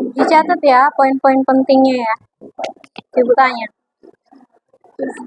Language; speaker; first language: Indonesian; native; Indonesian